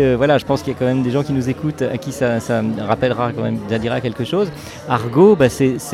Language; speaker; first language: French; native; French